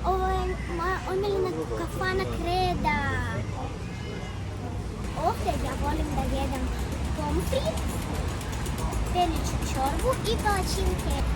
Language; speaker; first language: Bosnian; non-native, learner; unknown